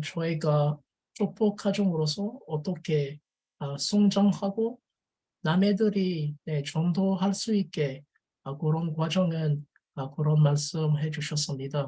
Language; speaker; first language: Korean; non-native, learner; French